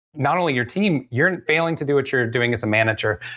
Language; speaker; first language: English; native; English